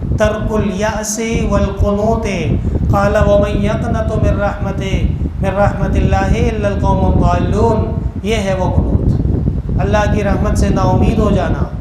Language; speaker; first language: Urdu; non-native, local second language; Pashto